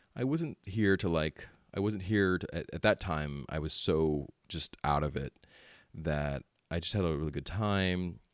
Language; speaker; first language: English; early bilingual, other home language; Filipino